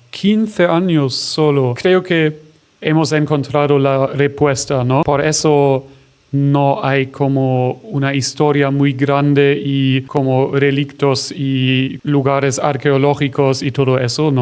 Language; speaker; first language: Spanish; non-native, fluent; German